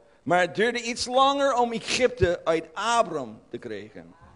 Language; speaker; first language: Dutch; non-native, learner; English